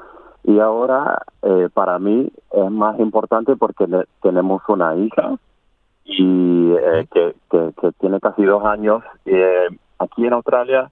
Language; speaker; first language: Spanish; non-native, learner; English